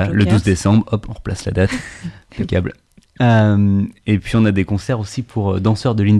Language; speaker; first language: French; native; French